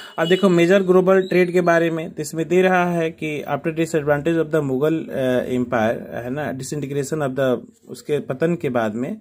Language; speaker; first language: Hindi; native; Hindi